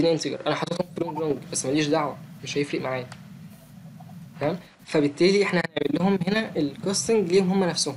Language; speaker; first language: Arabic; native; Arabic